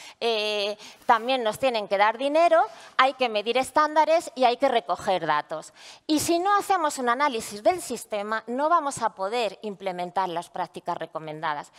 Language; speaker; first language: Spanish; native; Spanish